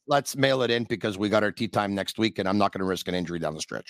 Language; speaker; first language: English; native; English